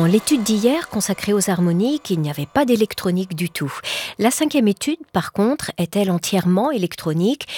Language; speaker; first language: French; native; French